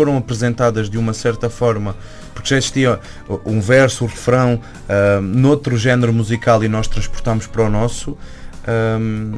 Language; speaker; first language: Portuguese; native; Portuguese